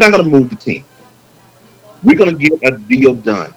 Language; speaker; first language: English; native; English